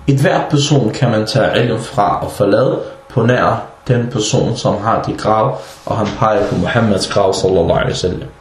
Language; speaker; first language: Danish; early bilingual, other home language; Arabic